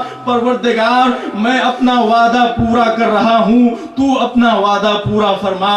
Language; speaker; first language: Urdu; native; Urdu